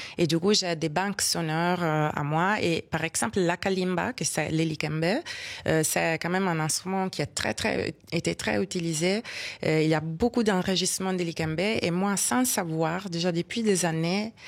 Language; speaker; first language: French; non-native, fluent; Italian